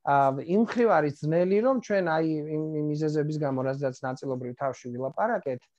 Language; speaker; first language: Georgian; native; Georgian